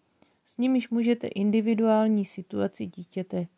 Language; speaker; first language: Czech; native; Czech